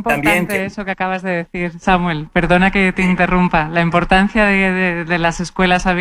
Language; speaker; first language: Spanish; native; Spanish